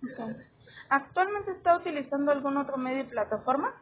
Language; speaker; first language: Spanish; native; Spanish